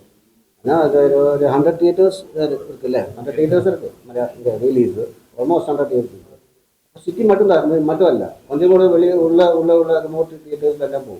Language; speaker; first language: Tamil; non-native, learner; Malayalam